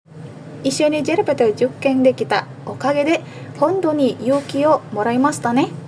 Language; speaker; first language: Japanese; non-native, learner; Indonesian